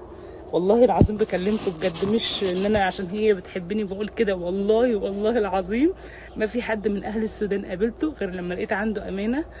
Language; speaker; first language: Arabic; native; Arabic